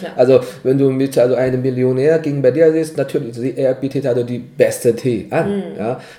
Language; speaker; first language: German; non-native, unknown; Chinese